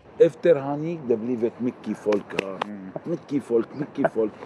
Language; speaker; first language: Swedish; non-native, learner; Arabic